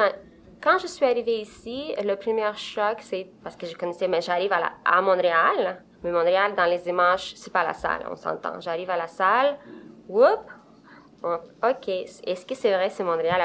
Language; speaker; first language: French; non-native, fluent; Romanian